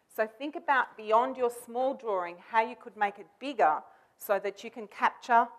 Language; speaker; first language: English; native; English